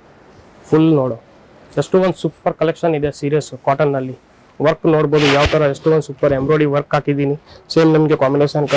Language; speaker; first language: Kannada; non-native, fluent; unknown